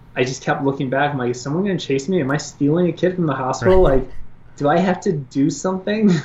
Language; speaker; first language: English; early bilingual, other home language; Albanian